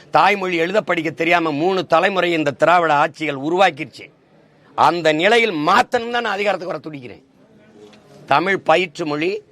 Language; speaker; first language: Tamil; native; Tamil